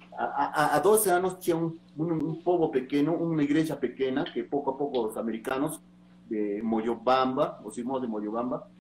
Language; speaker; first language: Portuguese; non-native, learner; Spanish